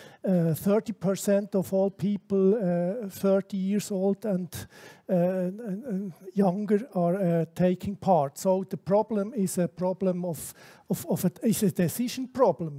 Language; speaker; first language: English; non-native, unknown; German